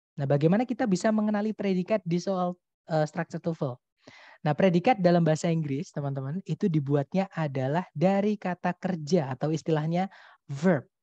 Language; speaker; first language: Indonesian; non-native, local second language; Javanese